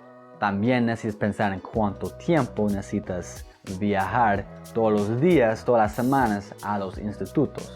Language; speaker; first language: Spanish; non-native, fluent; English